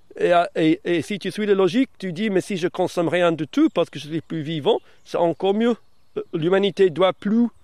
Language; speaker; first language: French; early bilingual, other home language; English